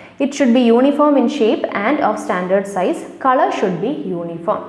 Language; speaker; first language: English; non-native, local second language; Malayalam